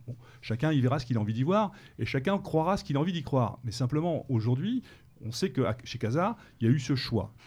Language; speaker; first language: French; native; French